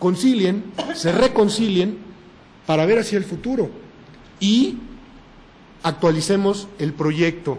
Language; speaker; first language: Spanish; native; Spanish